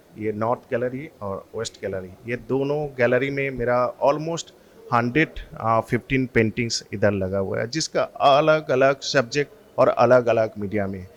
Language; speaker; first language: Hindi; non-native, local second language; Assamese